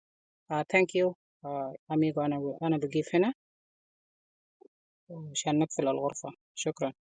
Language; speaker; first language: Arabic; non-native, local second language; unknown